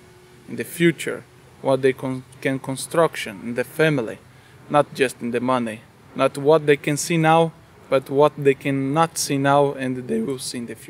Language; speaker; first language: English; non-native, learner; Portuguese